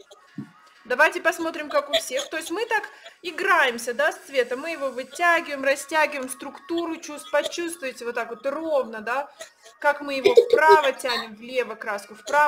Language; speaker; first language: Russian; native; Russian